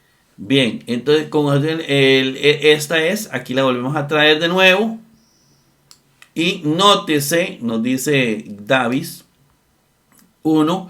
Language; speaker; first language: Spanish; native; Spanish